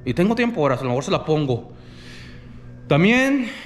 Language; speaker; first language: Spanish; early bilingual, other home language; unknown